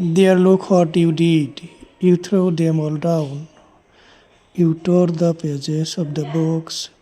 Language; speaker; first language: English; non-native, local second language; Assamese